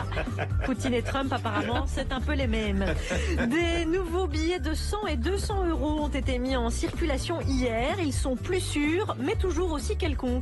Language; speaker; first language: French; native; French